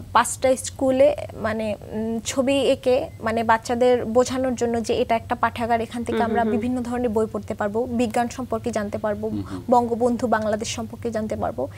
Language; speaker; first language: Bangla; native; Bangla